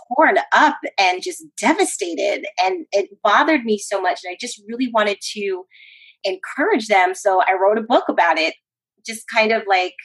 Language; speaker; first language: English; early bilingual, other home language; Spanish